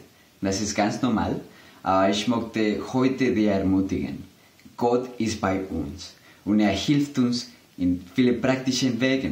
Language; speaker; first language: German; non-native, fluent; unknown